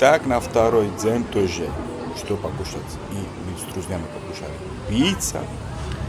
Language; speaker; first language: Russian; non-native, learner; Georgian